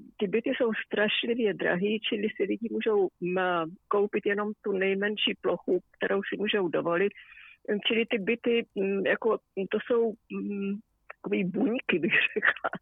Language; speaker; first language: Czech; native; Czech